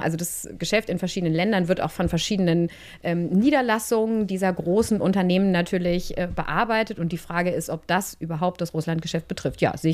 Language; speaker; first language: German; native; German